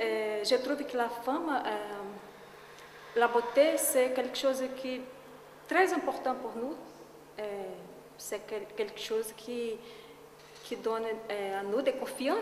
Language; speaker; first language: French; non-native, learner; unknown